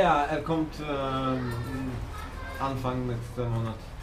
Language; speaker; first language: German; non-native, learner; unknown